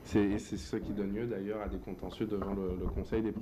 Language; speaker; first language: French; native; French